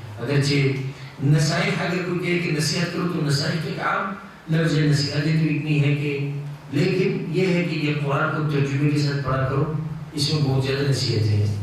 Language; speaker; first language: Urdu; non-native, local second language; Pashto